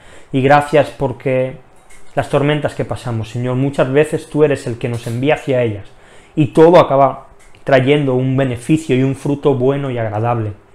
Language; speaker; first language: Spanish; native; Spanish